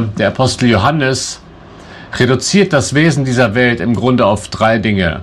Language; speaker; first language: German; native; German